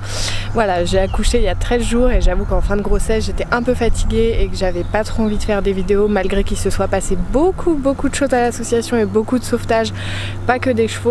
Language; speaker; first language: French; native; French